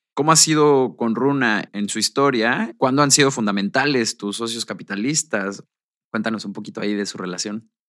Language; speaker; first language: Spanish; native; Spanish